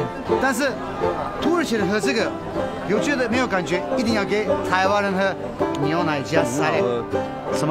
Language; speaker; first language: Chinese; non-native, fluent; Turkish